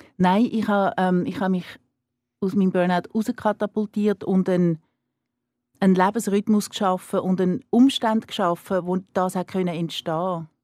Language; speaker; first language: German; native; German